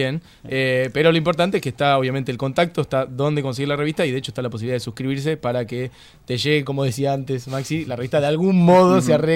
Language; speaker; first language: Spanish; native; Spanish